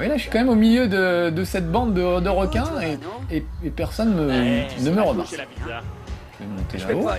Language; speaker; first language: French; native; French